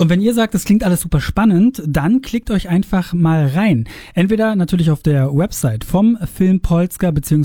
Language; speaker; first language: German; native; German